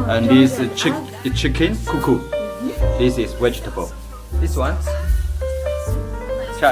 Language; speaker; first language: English; non-native, learner; Chinese